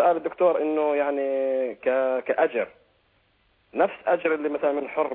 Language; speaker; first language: Arabic; native; Arabic